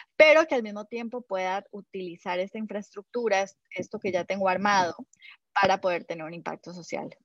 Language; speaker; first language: Spanish; native; Spanish